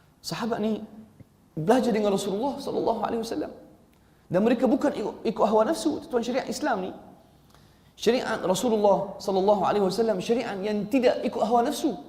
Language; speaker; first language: Malay; non-native, fluent; Arabic